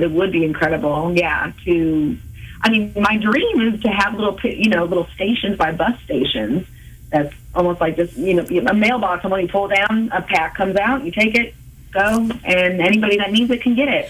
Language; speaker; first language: English; native; English